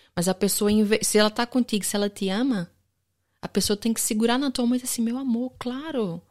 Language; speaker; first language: Portuguese; native; Portuguese